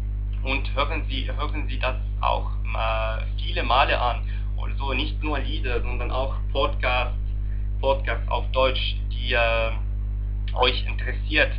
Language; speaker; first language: German; non-native, learner; Arabic